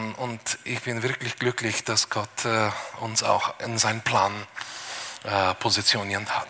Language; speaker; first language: German; non-native, fluent; Bulgarian